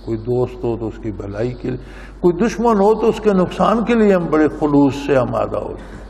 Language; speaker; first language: Urdu; non-native, local second language; Punjabi